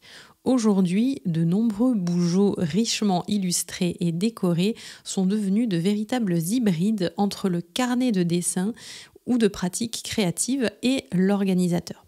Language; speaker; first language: French; native; French